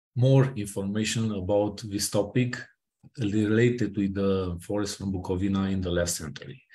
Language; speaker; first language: English; non-native, fluent; Romanian